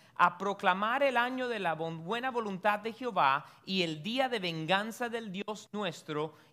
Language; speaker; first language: Spanish; early bilingual, heritage; Spanish